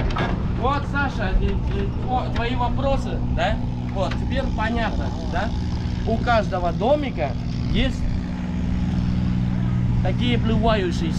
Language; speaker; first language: Russian; non-native, fluent; Khmer